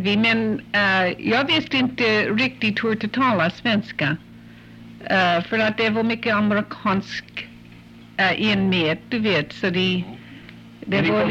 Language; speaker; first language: Swedish; early bilingual, heritage; English